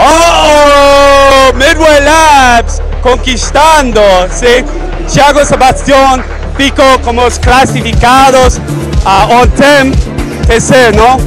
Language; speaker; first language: Portuguese; non-native, learner; Spanish